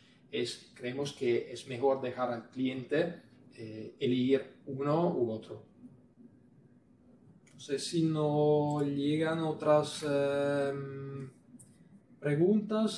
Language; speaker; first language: Spanish; non-native, fluent; Italian